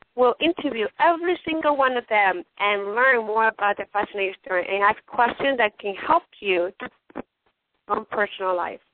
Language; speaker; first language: English; non-native, fluent; Spanish